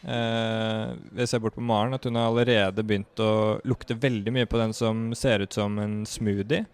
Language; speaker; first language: Norwegian; native; Norwegian